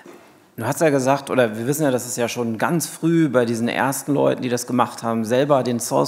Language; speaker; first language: German; native; German